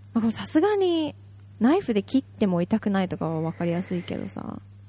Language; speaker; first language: Japanese; native; Japanese